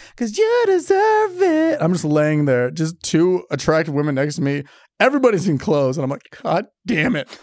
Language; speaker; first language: English; native; English